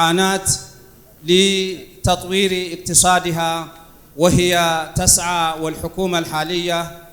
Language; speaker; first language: Arabic; non-native, fluent; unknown